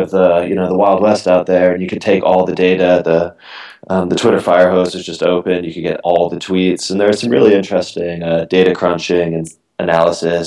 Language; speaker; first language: English; native; English